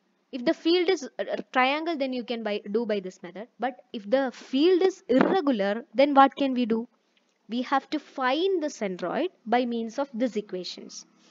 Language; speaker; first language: English; non-native, local second language; Malayalam